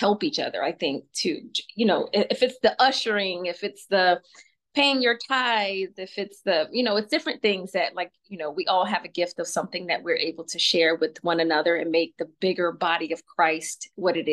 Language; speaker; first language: English; native; English